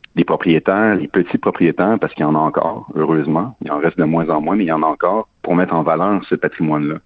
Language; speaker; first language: French; native; French